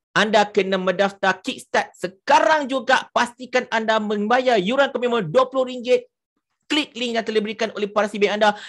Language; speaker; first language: Malay; native; Malay